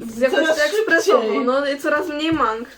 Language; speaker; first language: Polish; native; Polish